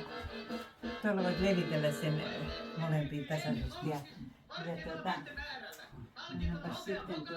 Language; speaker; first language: Finnish; native; Finnish